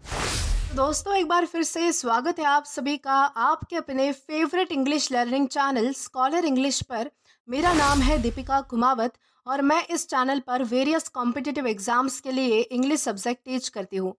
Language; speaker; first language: Hindi; native; Hindi